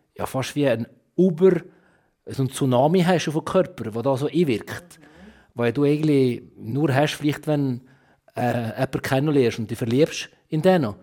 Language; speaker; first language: German; native; German